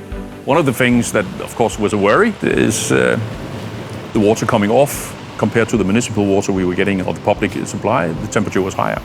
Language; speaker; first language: English; non-native, fluent; Danish